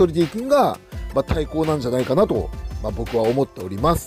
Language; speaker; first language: Japanese; native; Japanese